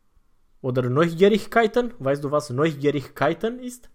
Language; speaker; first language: German; non-native, fluent; Romanian